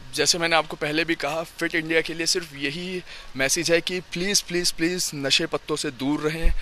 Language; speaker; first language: Hindi; native; Hindi